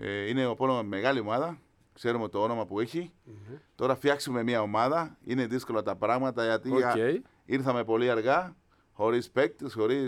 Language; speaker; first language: Greek; non-native, fluent; Spanish